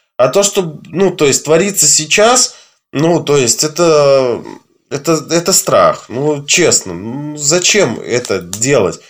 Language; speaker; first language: Russian; native; Russian